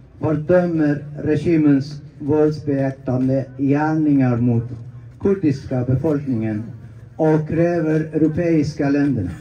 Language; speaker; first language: Swedish; non-native, fluent; Persian